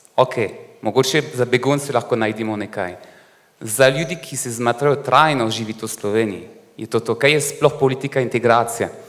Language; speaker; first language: Slovenian; non-native, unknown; French